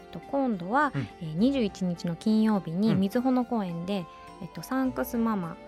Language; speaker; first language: Japanese; native; Japanese